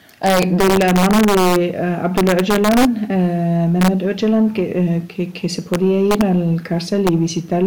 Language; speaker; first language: Spanish; non-native, fluent; German